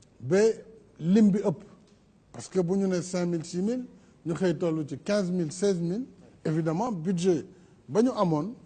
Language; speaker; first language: Wolof; non-native, local second language; Fula